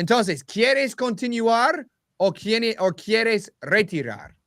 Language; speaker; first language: Spanish; non-native, learner; English